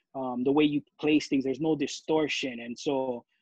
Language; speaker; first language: English; native; English